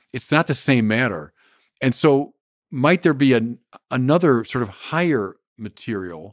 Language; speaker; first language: English; native; English